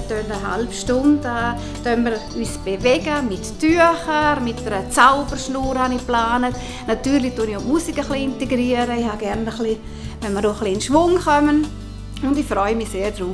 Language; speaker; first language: German; native; German